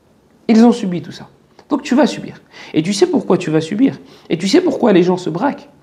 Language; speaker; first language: French; native; French